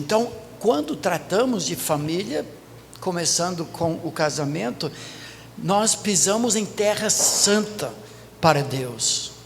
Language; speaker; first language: Portuguese; non-native, fluent; English